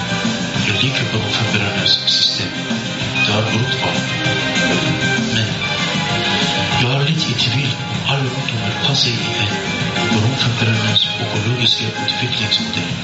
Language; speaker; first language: Norwegian; non-native, learner; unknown